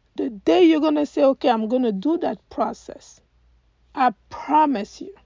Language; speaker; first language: English; non-native, fluent; French